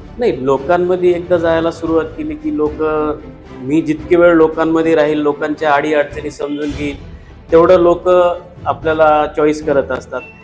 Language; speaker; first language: Marathi; native; Marathi